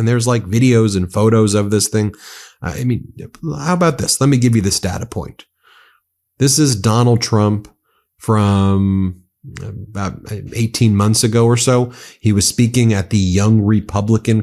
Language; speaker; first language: English; native; English